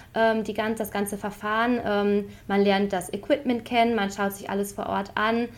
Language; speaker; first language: German; native; German